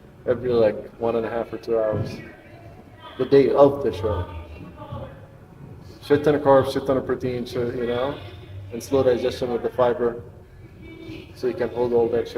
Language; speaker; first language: English; non-native, fluent; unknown